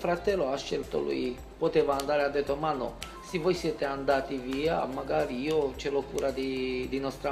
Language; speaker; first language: Italian; non-native, fluent; Romanian